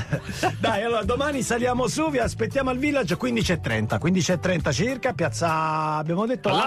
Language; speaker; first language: Italian; native; Italian